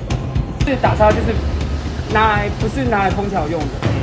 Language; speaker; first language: Chinese; native; Chinese